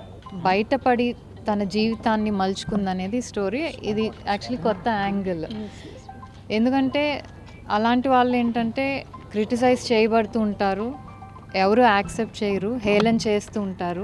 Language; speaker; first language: Telugu; native; Telugu